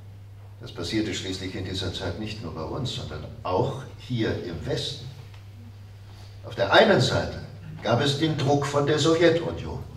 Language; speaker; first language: German; native; German